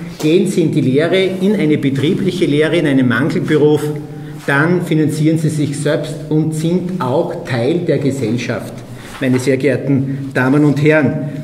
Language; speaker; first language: German; native; German